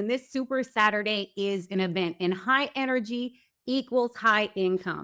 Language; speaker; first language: English; native; English